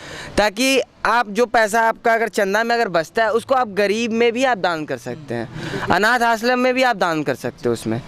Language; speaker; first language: Hindi; native; Hindi